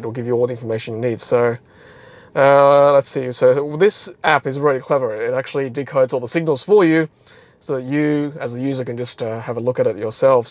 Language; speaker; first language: English; native; English